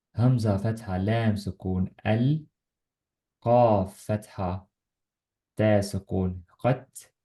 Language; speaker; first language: Arabic; non-native, learner; Estonian